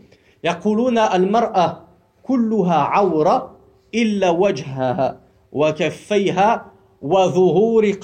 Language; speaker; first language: Arabic; non-native, fluent; French